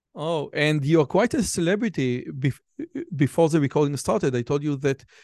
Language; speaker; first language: English; non-native, fluent; Hebrew